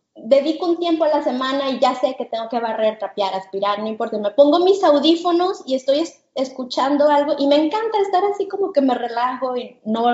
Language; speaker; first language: Spanish; native; Spanish